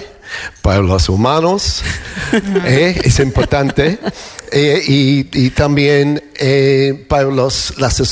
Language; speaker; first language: Spanish; non-native, fluent; English